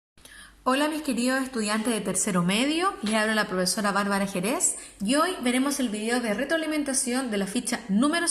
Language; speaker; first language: Spanish; native; Spanish